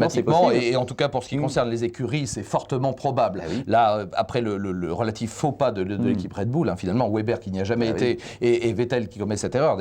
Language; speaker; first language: French; native; French